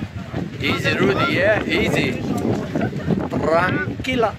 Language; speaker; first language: English; non-native, fluent; Romanian